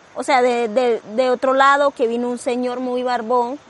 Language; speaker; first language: Spanish; non-native, local second language; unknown